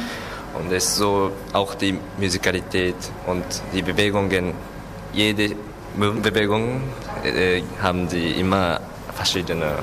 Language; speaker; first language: German; non-native, learner; Japanese